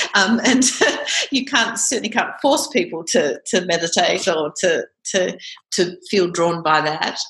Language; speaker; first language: English; native; English